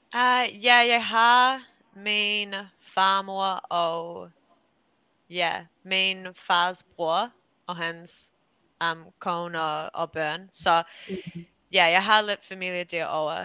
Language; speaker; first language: Danish; early bilingual, heritage; English